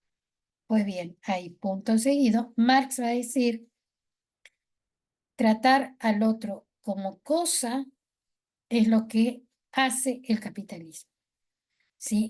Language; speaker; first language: Spanish; native; Spanish